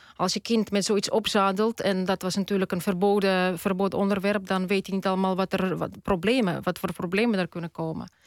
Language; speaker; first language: Dutch; non-native, fluent; Russian